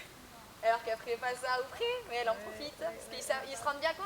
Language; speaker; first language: French; native; French